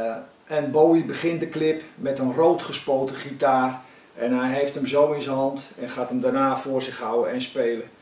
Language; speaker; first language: Dutch; native; Dutch